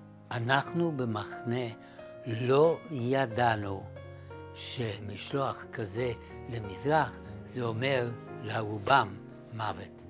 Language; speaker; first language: Hebrew; non-native, fluent; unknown